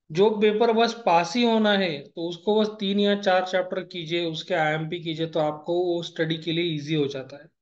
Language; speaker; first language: Hindi; non-native, local second language; Marathi